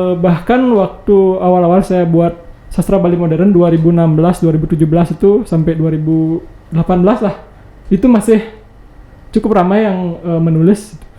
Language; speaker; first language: Indonesian; non-native, local second language; Balinese